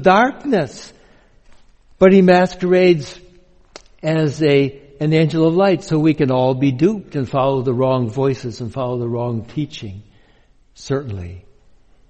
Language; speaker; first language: English; native; English